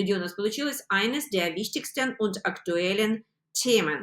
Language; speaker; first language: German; non-native, fluent; Ukrainian